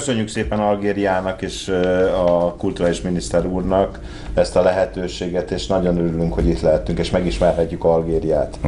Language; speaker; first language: Hungarian; native; Hungarian